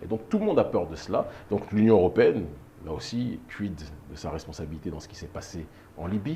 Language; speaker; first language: French; native; French